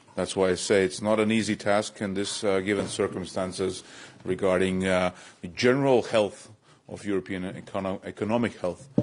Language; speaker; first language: English; non-native, fluent; Latvian